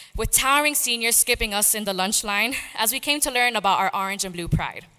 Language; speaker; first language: English; early bilingual, other home language; Spanish